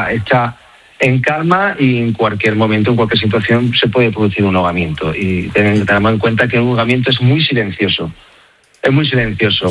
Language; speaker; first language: Spanish; native; Spanish